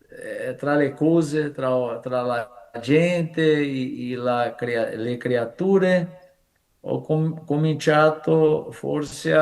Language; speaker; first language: Italian; non-native, fluent; Portuguese